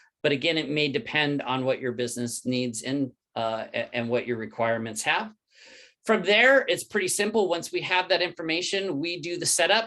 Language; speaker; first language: English; native; English